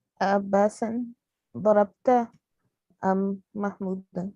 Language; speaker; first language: Arabic; non-native, learner; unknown